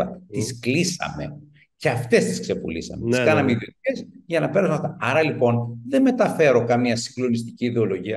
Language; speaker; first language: Greek; native; Greek